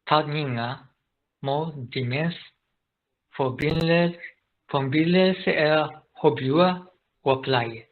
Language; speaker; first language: Danish; non-native, learner; Japanese